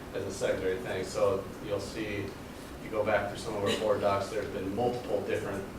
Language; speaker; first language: English; native; English